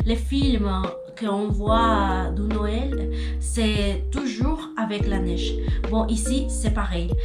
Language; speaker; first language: French; non-native, learner; Spanish